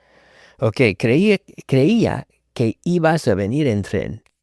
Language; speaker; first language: Spanish; non-native, fluent; English